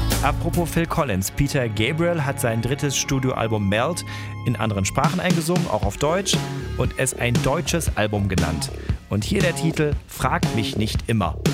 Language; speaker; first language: German; native; German